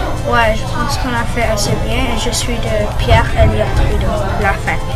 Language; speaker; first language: French; non-native, local second language; English